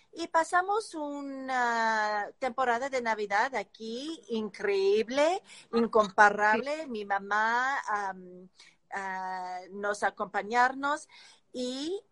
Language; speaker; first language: Spanish; non-native, learner; English